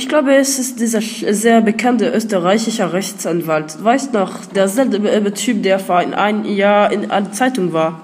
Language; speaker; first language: German; non-native, learner; French